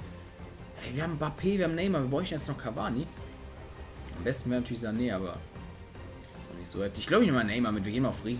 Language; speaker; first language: German; native; German